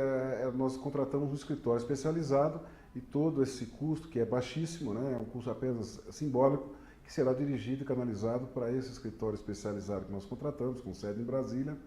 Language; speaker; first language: Portuguese; native; Portuguese